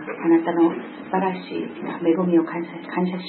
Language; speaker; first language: Japanese; non-native, fluent; Korean